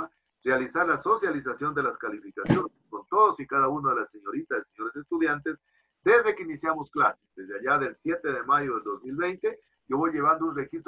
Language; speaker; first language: Spanish; native; Spanish